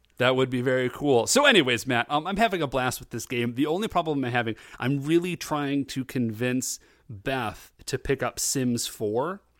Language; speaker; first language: English; native; English